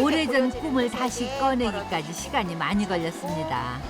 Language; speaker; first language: Korean; native; Korean